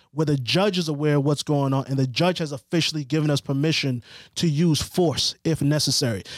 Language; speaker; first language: English; early bilingual, other home language; Haitian Creole